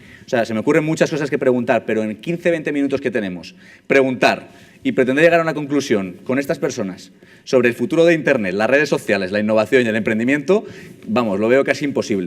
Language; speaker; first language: Spanish; native; Spanish